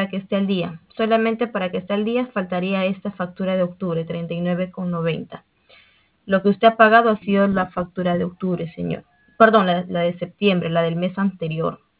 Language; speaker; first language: Spanish; native; Spanish